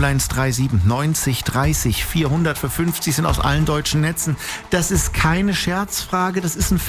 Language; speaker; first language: German; native; German